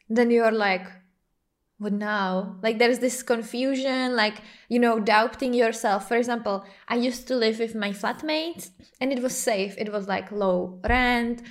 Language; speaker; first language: English; non-native, fluent; Czech